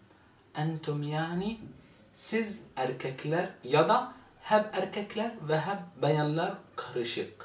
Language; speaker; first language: Turkish; non-native, fluent; Arabic